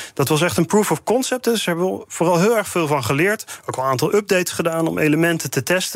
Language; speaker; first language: Dutch; native; Dutch